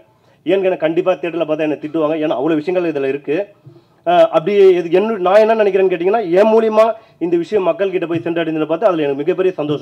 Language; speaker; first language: Tamil; native; Tamil